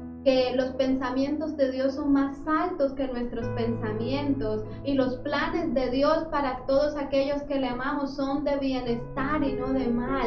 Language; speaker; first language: Spanish; native; Spanish